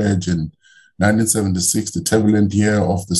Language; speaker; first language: English; non-native, local second language; Xhosa